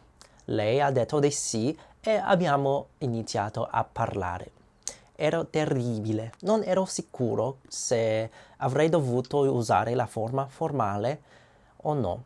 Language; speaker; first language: Italian; non-native, learner; English